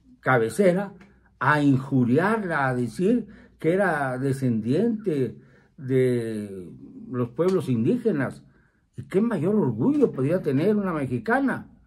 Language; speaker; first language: Spanish; native; Spanish